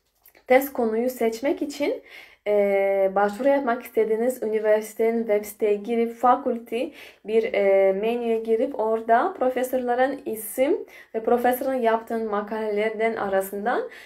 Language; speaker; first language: Turkish; non-native, fluent; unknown